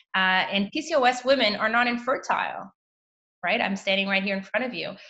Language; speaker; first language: English; native; English